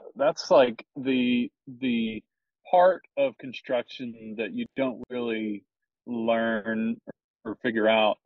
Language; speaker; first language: English; native; English